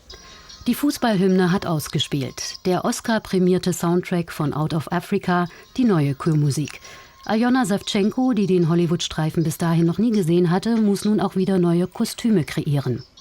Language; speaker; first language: German; native; German